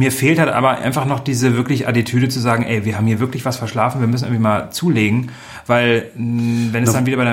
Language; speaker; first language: German; native; German